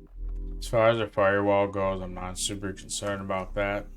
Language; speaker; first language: English; native; English